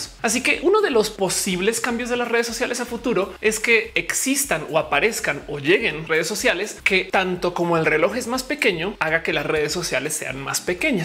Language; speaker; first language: Spanish; native; Spanish